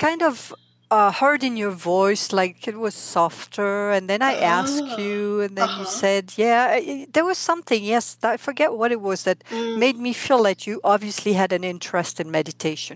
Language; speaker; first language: English; non-native, fluent; French